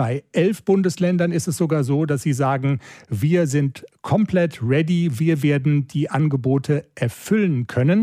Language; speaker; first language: German; native; German